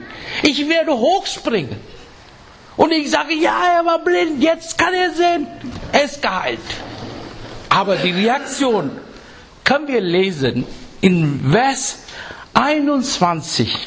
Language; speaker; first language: German; non-native, fluent; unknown